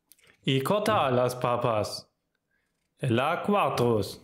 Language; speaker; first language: Spanish; non-native, learner; German